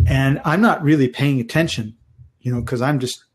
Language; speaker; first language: English; native; English